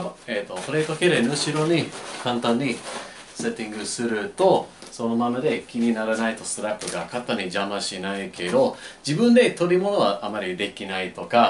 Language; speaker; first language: Japanese; non-native, learner; English